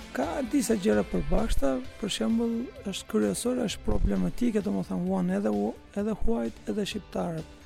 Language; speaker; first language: Albanian; non-native, fluent; Turkish